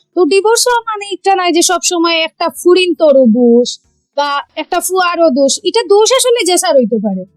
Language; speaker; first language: Bangla; non-native, local second language; Sylheti